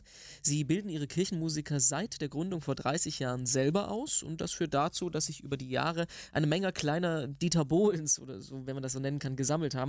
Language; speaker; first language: German; native; German